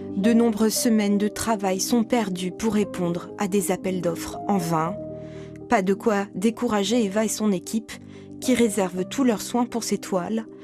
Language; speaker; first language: French; native; French